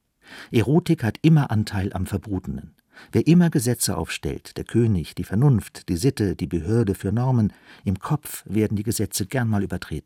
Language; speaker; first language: German; native; German